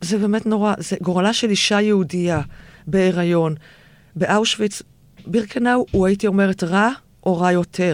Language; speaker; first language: Hebrew; native; Hebrew